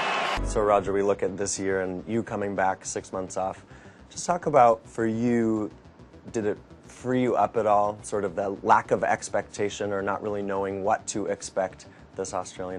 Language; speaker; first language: English; native; English